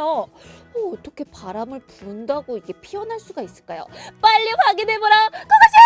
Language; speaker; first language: Korean; native; Korean